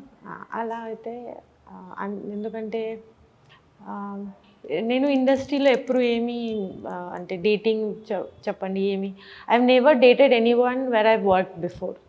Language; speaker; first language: Telugu; non-native, fluent; Bangla